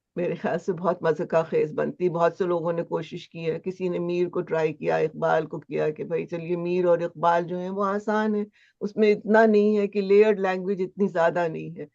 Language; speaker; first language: Hindi; native; Hindi